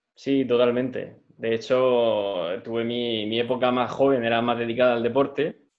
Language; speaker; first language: Spanish; native; Spanish